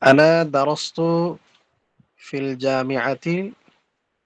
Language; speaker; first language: Arabic; non-native, learner; Bangla